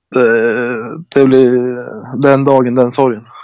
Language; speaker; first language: Swedish; native; Swedish